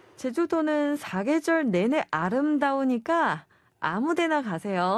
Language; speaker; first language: Korean; non-native, fluent; Chinese